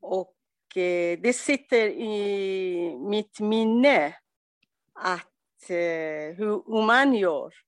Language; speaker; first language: Swedish; non-native, learner; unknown